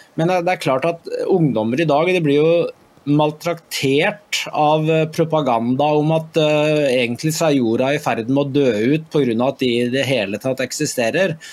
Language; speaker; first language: Norwegian; native; Norwegian